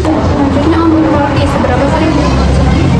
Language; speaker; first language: Indonesian; native; Indonesian